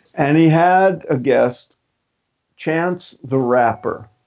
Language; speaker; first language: English; native; English